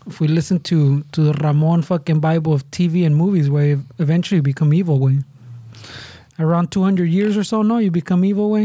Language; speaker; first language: English; early bilingual, other home language; Spanish